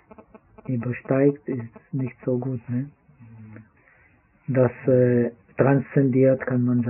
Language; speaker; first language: German; non-native, fluent; Czech